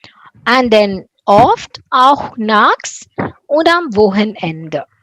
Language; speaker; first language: German; non-native, fluent; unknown